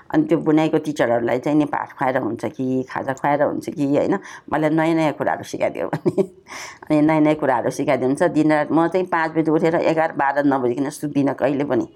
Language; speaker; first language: Nepali; non-native, local second language; Newari